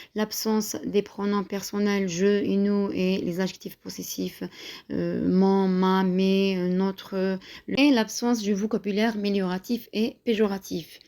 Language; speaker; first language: French; non-native, local second language; Arabic